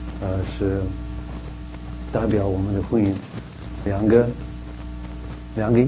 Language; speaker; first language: Chinese; non-native, fluent; English